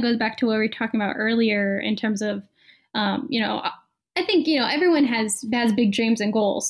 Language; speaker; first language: English; native; English